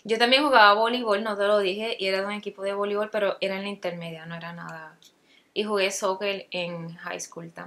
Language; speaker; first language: Spanish; native; Spanish